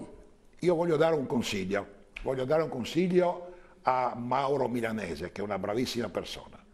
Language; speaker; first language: Italian; native; Italian